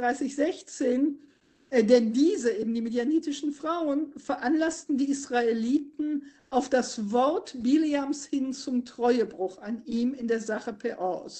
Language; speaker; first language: German; native; German